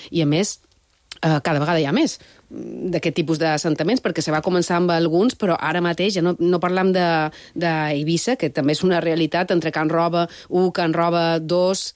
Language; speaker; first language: Catalan; native; Catalan